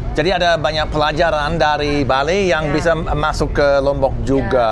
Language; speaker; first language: Indonesian; non-native, fluent; English